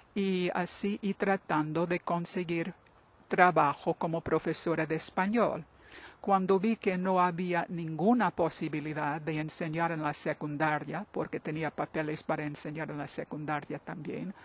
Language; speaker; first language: Spanish; non-native, fluent; English